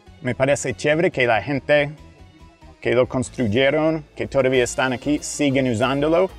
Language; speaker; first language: Spanish; non-native, fluent; English